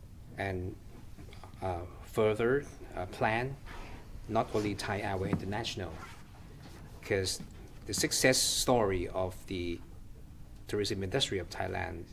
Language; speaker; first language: English; non-native, fluent; Thai